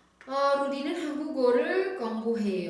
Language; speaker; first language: Korean; non-native, fluent; Indonesian